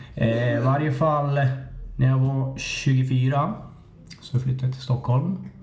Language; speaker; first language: Swedish; native; Swedish